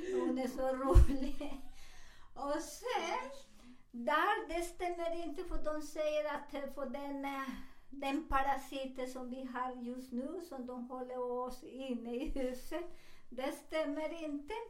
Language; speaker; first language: Swedish; non-native, fluent; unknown